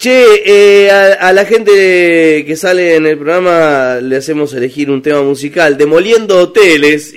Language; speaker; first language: Spanish; native; Spanish